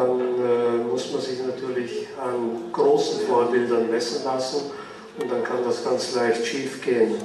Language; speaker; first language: German; native; German